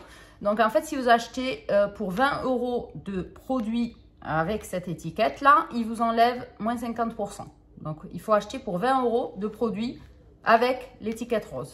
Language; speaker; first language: French; native; French